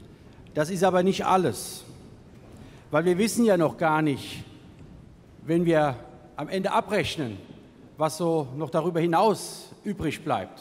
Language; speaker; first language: German; native; German